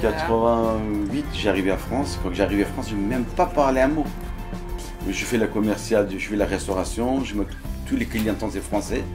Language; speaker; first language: French; non-native, learner; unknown